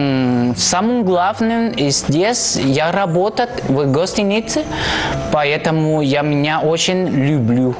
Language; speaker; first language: Russian; non-native, learner; Spanish